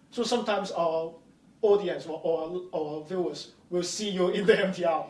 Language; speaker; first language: English; non-native, local second language; Cantonese